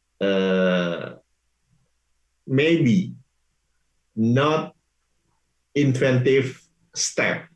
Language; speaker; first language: English; non-native, learner; Indonesian